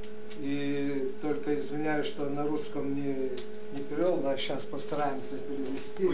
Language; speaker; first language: Russian; non-native, local second language; Lithuanian